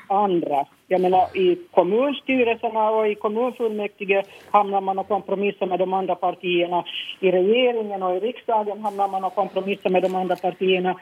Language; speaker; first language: Swedish; native; Swedish